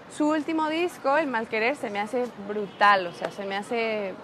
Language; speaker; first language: Spanish; native; Spanish